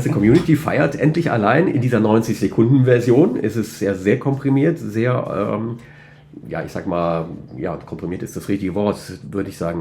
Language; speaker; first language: German; native; German